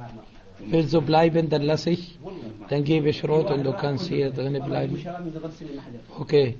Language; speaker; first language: German; non-native, fluent; Arabic